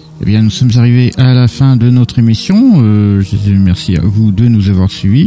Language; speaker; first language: French; native; French